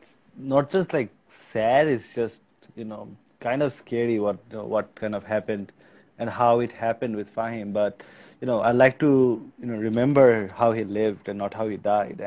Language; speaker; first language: English; non-native, local second language; Bangla